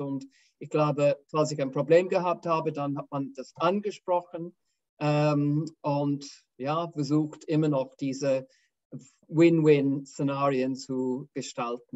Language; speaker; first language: German; non-native, fluent; English